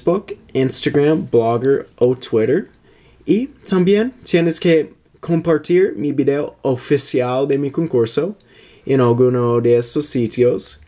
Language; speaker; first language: Spanish; early bilingual, heritage; English